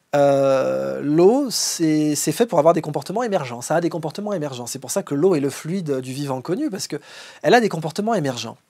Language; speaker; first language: French; native; French